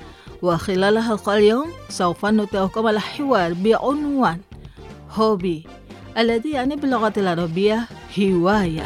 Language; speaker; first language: Arabic; non-native, fluent; Indonesian